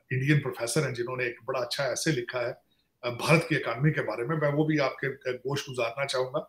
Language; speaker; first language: Urdu; native; Urdu